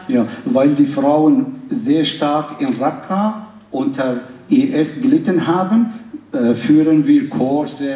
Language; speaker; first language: German; non-native, fluent; Arabic